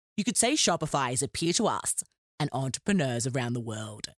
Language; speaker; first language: English; early bilingual, other home language; Yoruba